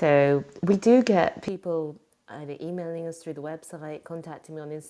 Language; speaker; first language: English; native; English